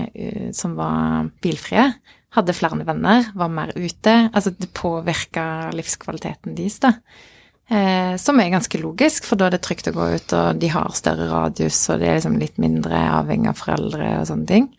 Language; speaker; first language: Norwegian; native; Norwegian